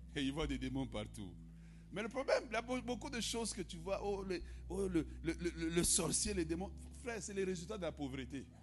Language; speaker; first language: French; non-native, local second language; Lingala